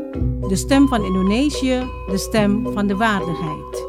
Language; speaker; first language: Dutch; non-native, fluent; Indonesian